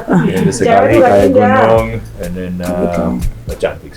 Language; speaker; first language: Indonesian; non-native, learner; English